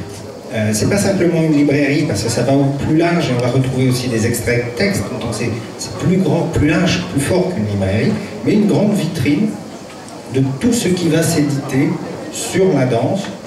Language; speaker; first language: French; native; French